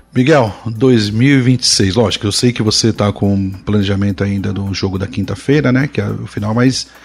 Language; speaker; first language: Portuguese; native; Portuguese